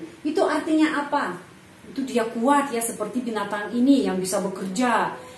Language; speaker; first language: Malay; non-native, fluent; Russian